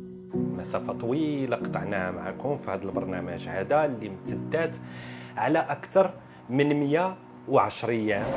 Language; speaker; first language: Arabic; native; Arabic